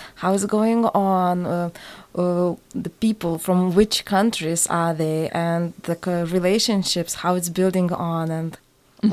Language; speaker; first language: English; non-native, learner; Lithuanian